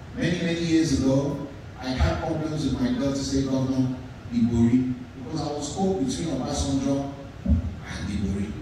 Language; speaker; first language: English; native; English